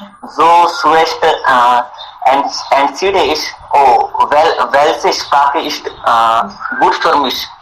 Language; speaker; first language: German; non-native, learner; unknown